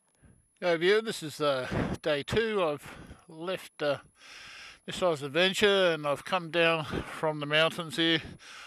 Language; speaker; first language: English; native; English